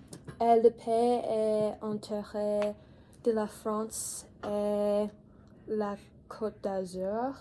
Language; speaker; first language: French; non-native, learner; English